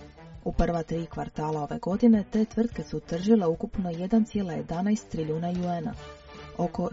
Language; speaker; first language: Croatian; native; Croatian